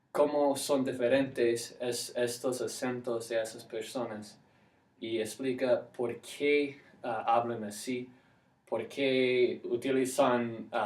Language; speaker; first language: Spanish; non-native, fluent; English